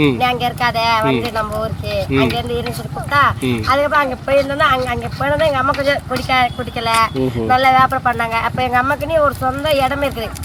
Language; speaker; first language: Tamil; non-native, local second language; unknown